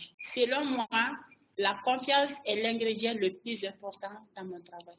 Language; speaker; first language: French; non-native, local second language; Bambara